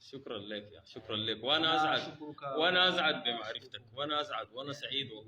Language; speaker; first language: Arabic; native; Arabic